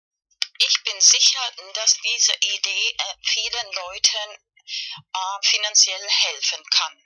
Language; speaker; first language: German; non-native, fluent; Spanish